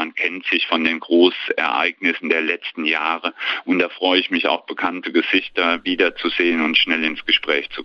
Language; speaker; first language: German; native; German